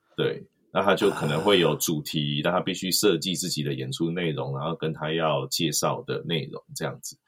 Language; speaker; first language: Chinese; native; Chinese